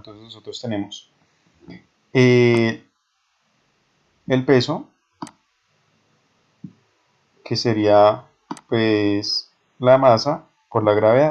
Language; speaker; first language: Spanish; native; Spanish